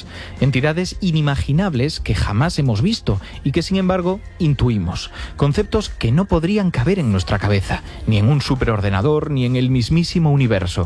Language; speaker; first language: Spanish; native; Spanish